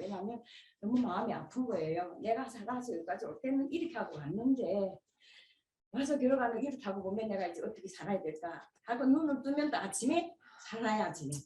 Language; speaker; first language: Korean; native; Korean